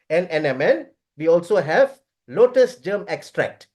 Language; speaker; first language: English; non-native, local second language; Tamil